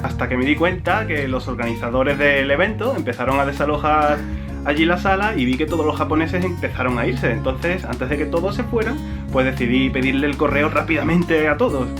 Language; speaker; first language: Spanish; native; Spanish